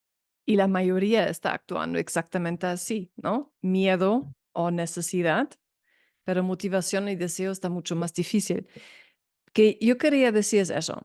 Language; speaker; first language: Spanish; non-native, fluent; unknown